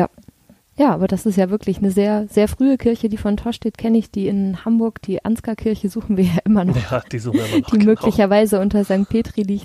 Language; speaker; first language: German; native; German